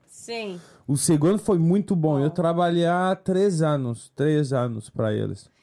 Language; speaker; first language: Portuguese; non-native, fluent; French